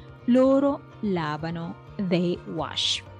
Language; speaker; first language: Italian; non-native, fluent; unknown